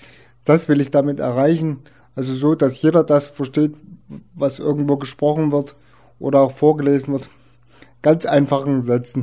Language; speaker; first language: German; native; German